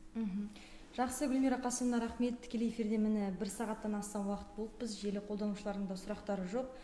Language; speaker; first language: Kazakh; native; Kazakh